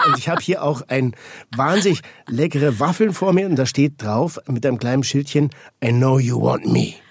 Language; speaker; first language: German; native; German